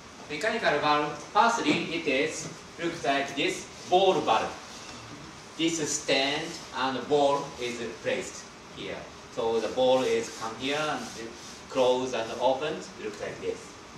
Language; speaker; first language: English; non-native, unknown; Japanese